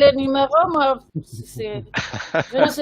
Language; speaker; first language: French; non-native, fluent; Spanish